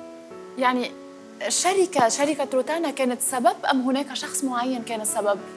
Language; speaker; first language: Arabic; native; Arabic